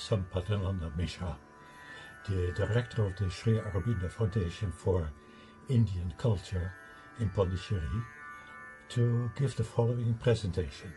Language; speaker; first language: English; non-native, fluent; Dutch